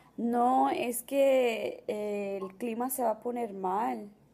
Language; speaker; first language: Spanish; early bilingual, heritage; Spanish